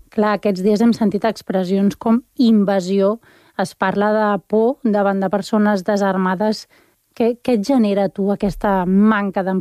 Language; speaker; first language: Catalan; native; Catalan